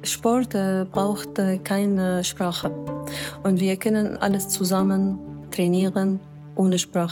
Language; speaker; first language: German; non-native, learner; Arabic